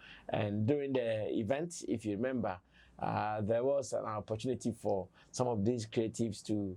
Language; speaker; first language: English; non-native, local second language; Akan